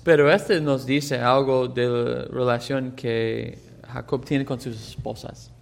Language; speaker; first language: Spanish; non-native, fluent; English